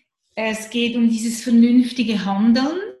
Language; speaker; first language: German; native; German